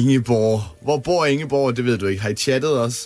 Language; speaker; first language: Danish; native; Danish